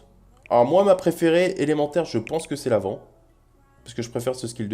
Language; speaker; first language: French; native; French